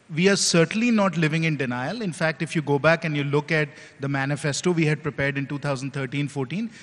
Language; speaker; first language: English; non-native, local second language; Hindi